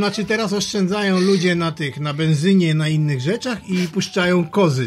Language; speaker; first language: Polish; native; Polish